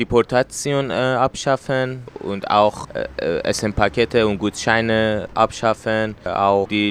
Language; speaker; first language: German; non-native, learner; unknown